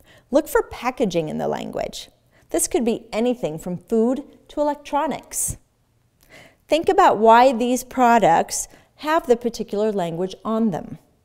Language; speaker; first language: English; native; English